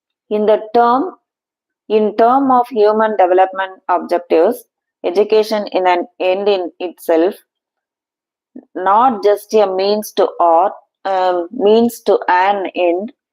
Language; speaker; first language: English; non-native, local second language; Tamil